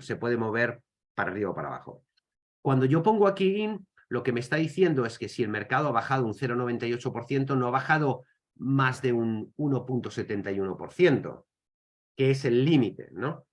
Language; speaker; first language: Spanish; native; Spanish